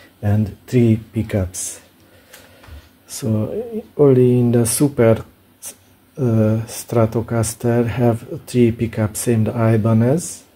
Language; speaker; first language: English; non-native, learner; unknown